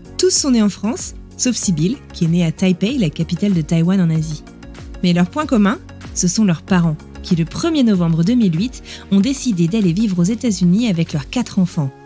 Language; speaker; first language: French; native; French